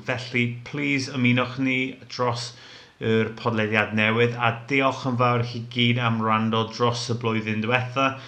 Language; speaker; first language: Welsh; non-native, local second language; English